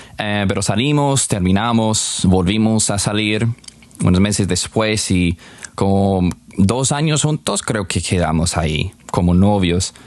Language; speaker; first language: Spanish; non-native, fluent; English